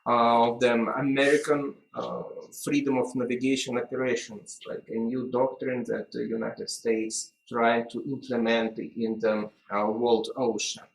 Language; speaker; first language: English; non-native, fluent; Russian